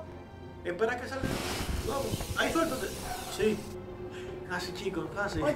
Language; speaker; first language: Spanish; native; Spanish